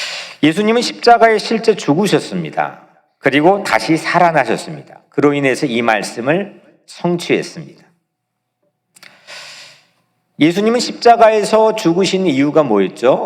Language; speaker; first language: Korean; native; Korean